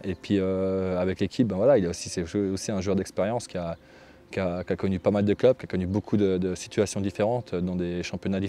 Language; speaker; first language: French; native; French